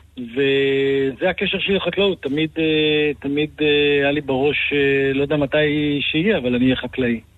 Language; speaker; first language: Hebrew; native; Hebrew